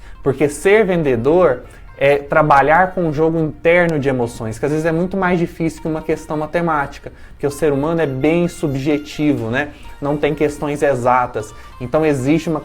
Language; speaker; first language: Portuguese; native; Portuguese